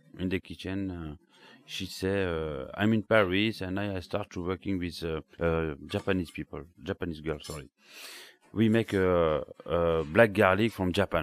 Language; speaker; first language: English; non-native, learner; French